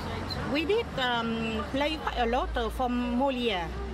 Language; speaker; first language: English; non-native, learner; Vietnamese